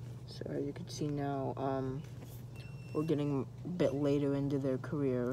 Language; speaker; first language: English; native; English